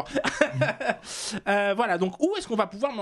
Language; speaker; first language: French; native; French